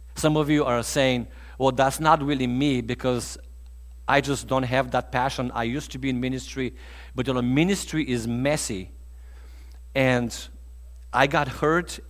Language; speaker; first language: English; non-native, fluent; Bulgarian